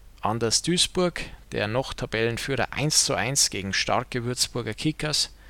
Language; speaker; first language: German; native; German